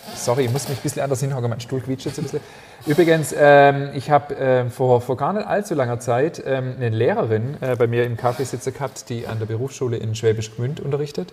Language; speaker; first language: German; native; German